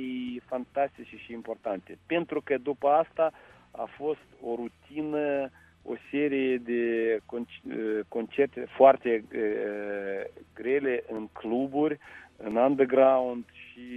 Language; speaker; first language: Romanian; non-native, local second language; Russian